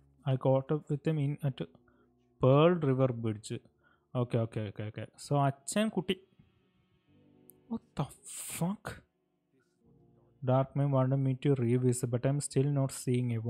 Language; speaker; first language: English; non-native, local second language; Malayalam